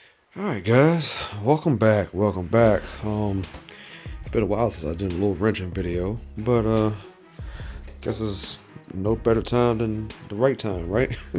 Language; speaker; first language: English; native; English